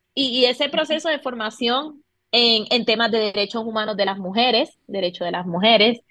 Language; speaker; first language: Spanish; native; Spanish